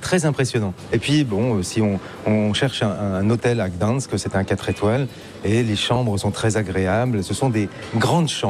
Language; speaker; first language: French; native; French